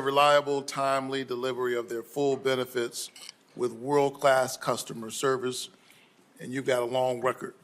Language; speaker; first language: English; native; English